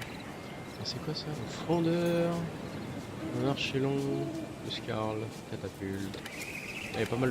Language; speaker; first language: French; native; French